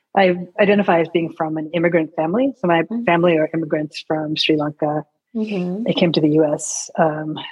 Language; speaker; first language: English; early bilingual, other home language; Sinhala